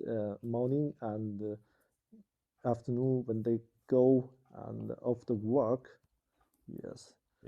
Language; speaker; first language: English; non-native, learner; Chinese